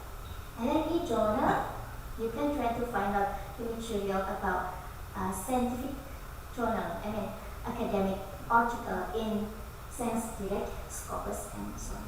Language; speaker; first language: English; non-native, fluent; Indonesian